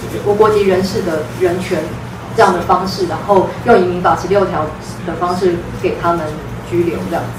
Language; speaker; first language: Chinese; native; Chinese